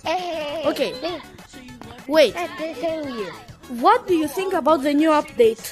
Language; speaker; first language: English; non-native, fluent; Greek